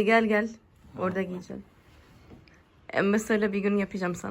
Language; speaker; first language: Turkish; non-native, learner; Arabic